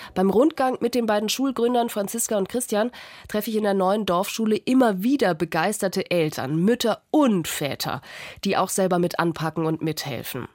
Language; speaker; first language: German; native; German